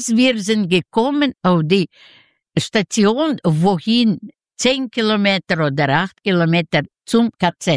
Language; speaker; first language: German; non-native, fluent; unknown